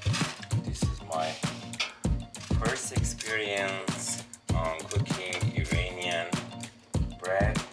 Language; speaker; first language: English; non-native, learner; Azerbaijani